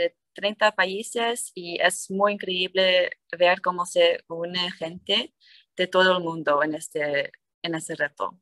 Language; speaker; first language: Spanish; non-native, learner; English